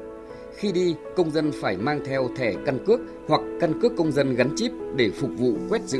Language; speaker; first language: Vietnamese; native; Vietnamese